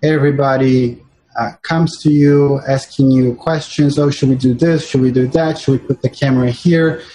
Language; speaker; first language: English; non-native, fluent; Portuguese